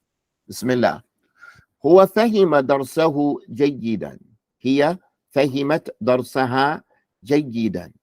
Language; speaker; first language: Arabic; non-native, fluent; English